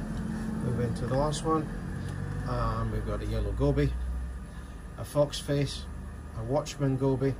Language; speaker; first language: English; native; English